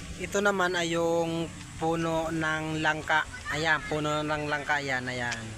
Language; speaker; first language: Filipino; non-native, local second language; Bikol